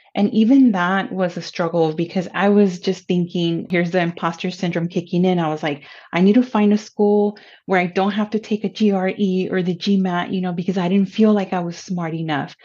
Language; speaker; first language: English; early bilingual, other home language; Spanish